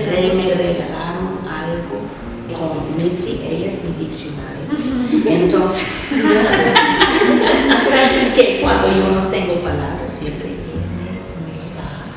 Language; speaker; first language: Spanish; non-native, learner; English